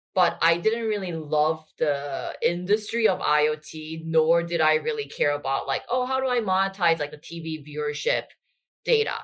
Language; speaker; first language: English; non-native, fluent; Korean